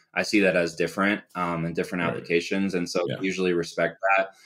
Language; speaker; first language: English; native; English